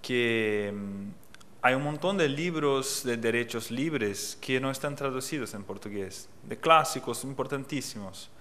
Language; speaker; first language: Spanish; non-native, fluent; Portuguese